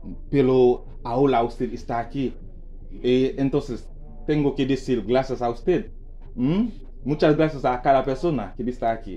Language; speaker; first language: Spanish; non-native, learner; Haitian Creole